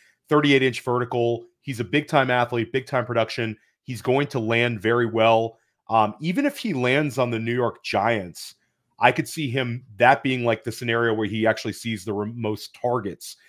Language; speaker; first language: English; native; English